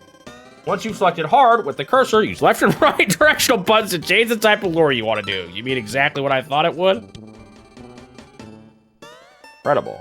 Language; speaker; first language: English; native; English